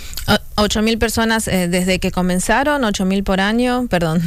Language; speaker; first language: Spanish; native; Spanish